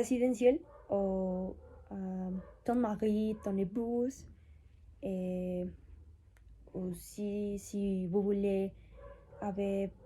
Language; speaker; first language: French; non-native, learner; Spanish